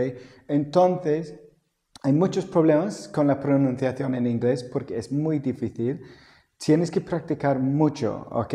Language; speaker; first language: Spanish; non-native, fluent; English